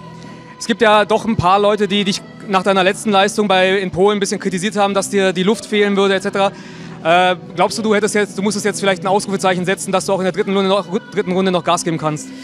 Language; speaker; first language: German; native; German